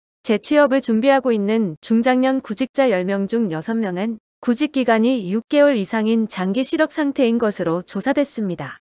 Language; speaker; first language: Korean; native; Korean